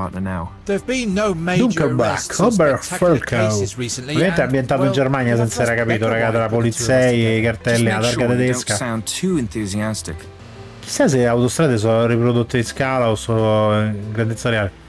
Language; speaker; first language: Italian; native; Italian